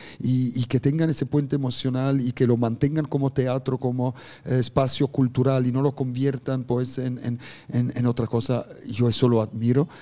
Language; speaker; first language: Spanish; non-native, fluent; German